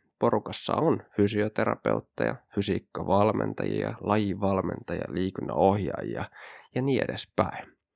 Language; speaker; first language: Finnish; native; Finnish